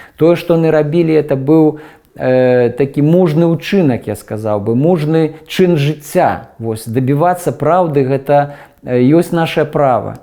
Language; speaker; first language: Belarusian; native; Belarusian